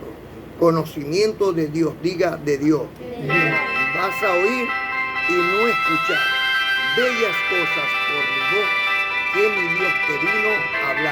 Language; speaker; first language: Spanish; native; Spanish